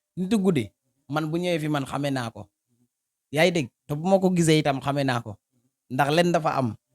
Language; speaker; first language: Wolof; native; Wolof